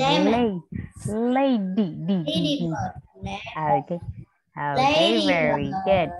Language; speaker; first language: English; non-native, fluent; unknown